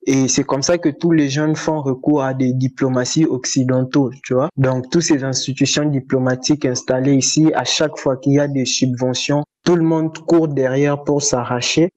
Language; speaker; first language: French; non-native, local second language; Lingala